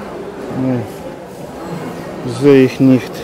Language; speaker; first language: German; non-native, learner; Russian